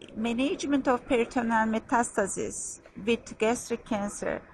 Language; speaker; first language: English; non-native, fluent; Turkish